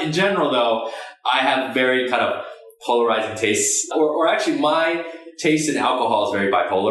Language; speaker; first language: English; native; English